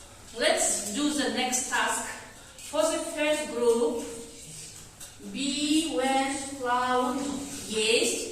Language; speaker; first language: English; non-native, learner; Russian